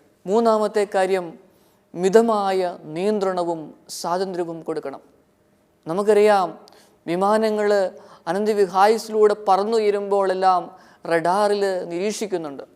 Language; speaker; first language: Malayalam; native; Malayalam